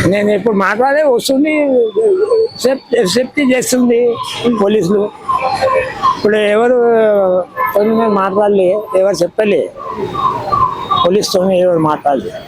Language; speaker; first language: Telugu; non-native, local second language; Urdu